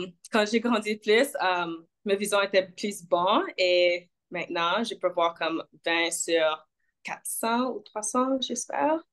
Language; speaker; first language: French; non-native, local second language; English